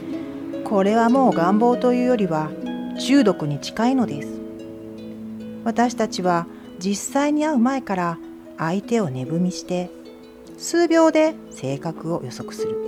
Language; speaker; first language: Japanese; native; Japanese